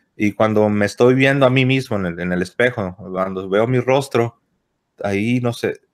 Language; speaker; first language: Spanish; native; Spanish